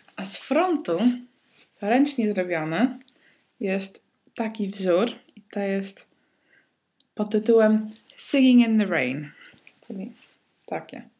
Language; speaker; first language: Polish; early bilingual, heritage; Polish